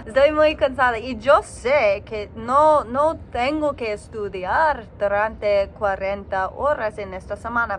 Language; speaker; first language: Spanish; non-native, learner; English